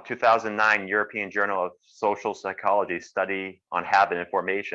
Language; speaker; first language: English; native; English